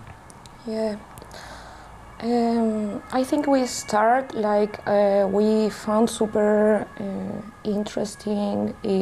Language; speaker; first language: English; non-native, learner; Spanish